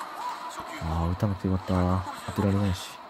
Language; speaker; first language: Japanese; native; Japanese